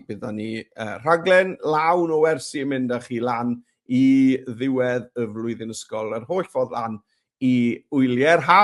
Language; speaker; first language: Welsh; native; Welsh